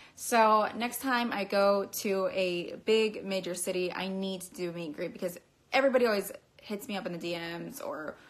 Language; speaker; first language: English; native; English